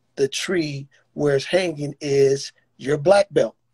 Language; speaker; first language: English; native; English